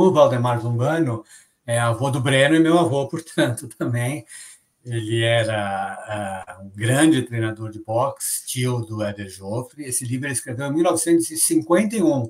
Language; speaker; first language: Portuguese; native; Portuguese